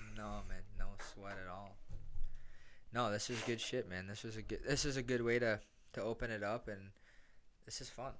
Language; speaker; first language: English; native; English